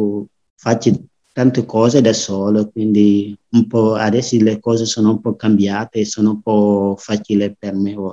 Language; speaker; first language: Italian; non-native, learner; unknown